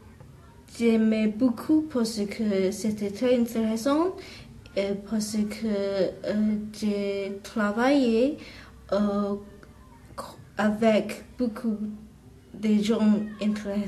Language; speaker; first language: French; non-native, learner; English